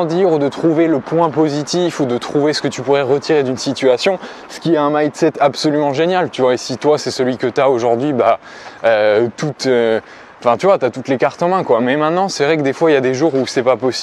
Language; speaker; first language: French; native; French